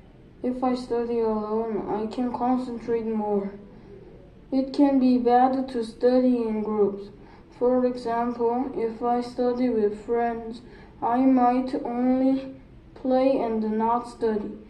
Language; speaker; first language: English; non-native, learner; Korean